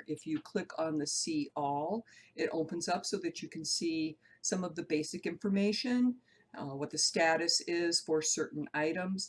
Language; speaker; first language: English; native; English